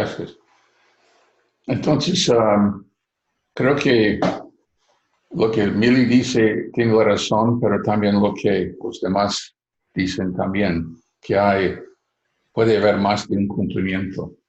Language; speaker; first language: Spanish; non-native, fluent; English